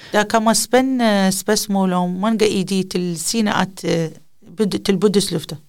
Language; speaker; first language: Danish; non-native, learner; Arabic